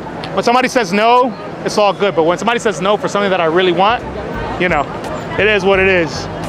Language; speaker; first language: English; native; English